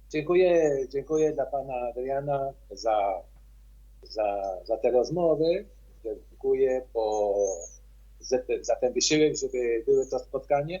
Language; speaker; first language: Polish; early bilingual, heritage; Polish